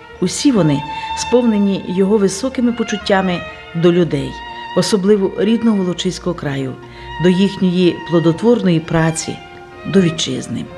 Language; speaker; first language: Ukrainian; native; Ukrainian